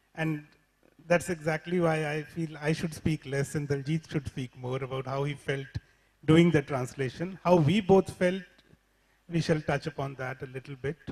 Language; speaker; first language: English; non-native, local second language; Punjabi